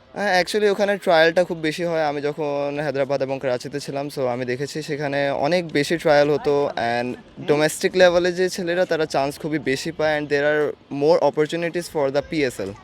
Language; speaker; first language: Bangla; early bilingual, other home language; Urdu